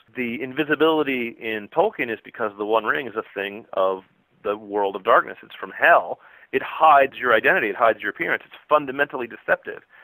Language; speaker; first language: English; native; English